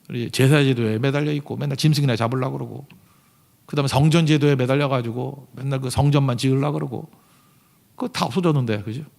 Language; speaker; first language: Korean; native; Korean